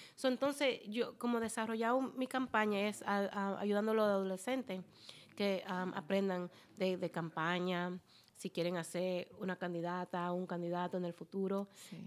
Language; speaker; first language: Spanish; early bilingual, heritage; Spanish